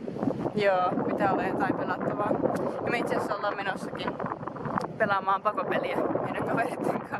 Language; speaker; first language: Finnish; native; Finnish